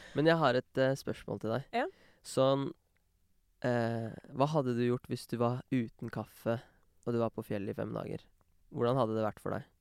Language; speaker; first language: Norwegian; early bilingual, other home language; Urdu